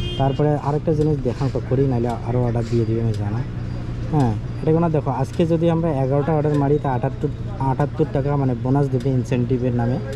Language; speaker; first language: Bangla; non-native, local second language; Rangpuri